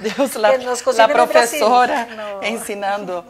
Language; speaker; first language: Spanish; non-native, learner; Portuguese